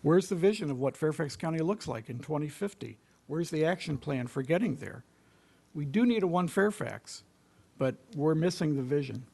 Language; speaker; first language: English; native; English